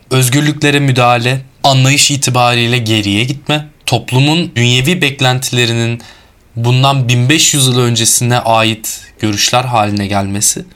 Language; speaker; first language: Turkish; native; Turkish